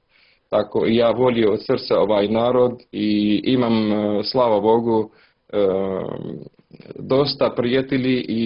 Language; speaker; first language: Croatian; non-native, learner; Arabic